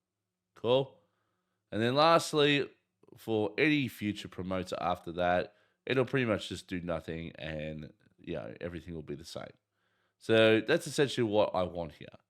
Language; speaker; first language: English; native; English